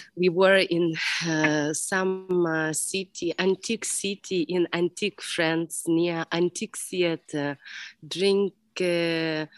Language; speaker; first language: English; non-native, learner; Ukrainian